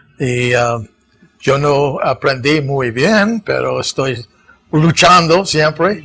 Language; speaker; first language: Spanish; non-native, fluent; English